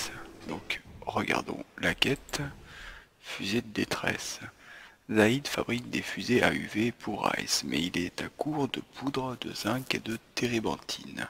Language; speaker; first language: French; native; French